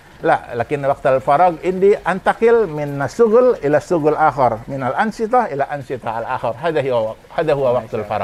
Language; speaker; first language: Arabic; non-native, fluent; Indonesian